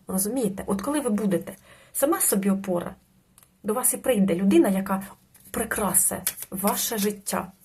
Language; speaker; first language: Ukrainian; non-native, local second language; Russian